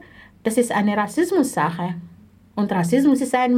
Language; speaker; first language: German; non-native, fluent; Arabic